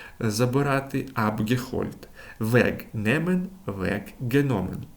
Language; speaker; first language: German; non-native, fluent; Ukrainian